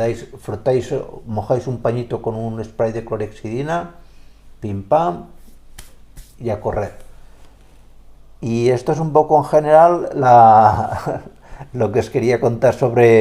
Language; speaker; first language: Spanish; native; Spanish